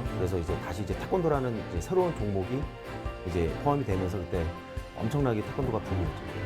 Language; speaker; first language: Korean; native; Korean